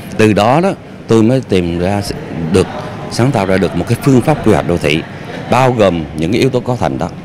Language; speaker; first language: Vietnamese; native; Vietnamese